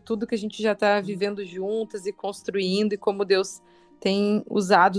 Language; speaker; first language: Portuguese; native; Portuguese